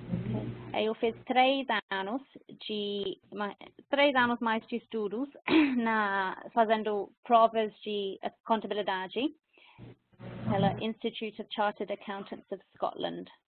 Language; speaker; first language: Portuguese; non-native, fluent; English